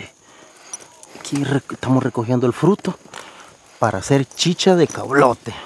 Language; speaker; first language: Spanish; native; Spanish